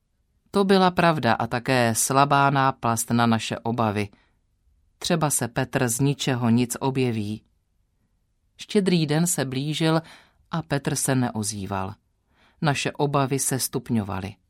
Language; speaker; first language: Czech; native; Czech